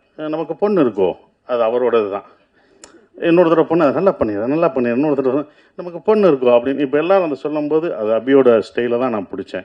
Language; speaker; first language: Tamil; native; Tamil